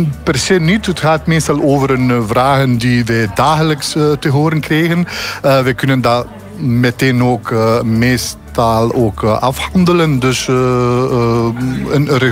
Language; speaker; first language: Dutch; non-native, fluent; Bosnian